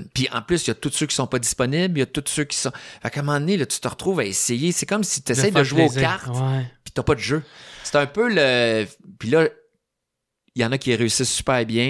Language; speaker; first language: French; native; French